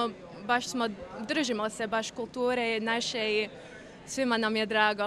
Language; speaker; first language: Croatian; early bilingual, heritage; Croatian